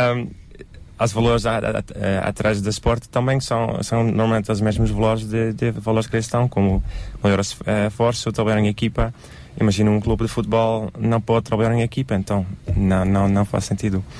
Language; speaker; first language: Portuguese; non-native, learner; Dutch